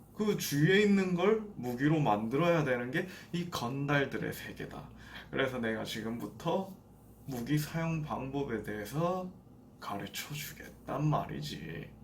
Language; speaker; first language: Korean; native; Korean